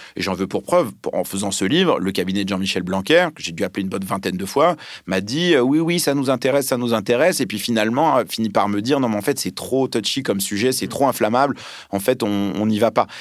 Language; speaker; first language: French; early bilingual, other home language; Arabic